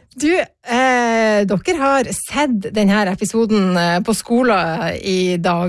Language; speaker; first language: Norwegian; native; Norwegian